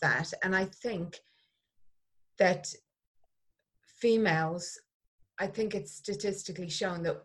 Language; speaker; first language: English; native; English